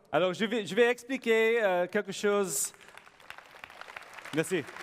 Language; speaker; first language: French; non-native, learner; English